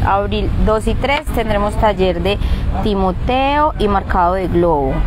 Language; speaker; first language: Spanish; native; Spanish